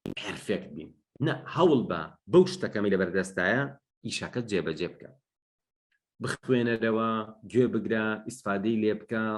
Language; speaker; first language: Central Kurdish; non-native, local second language; Gurani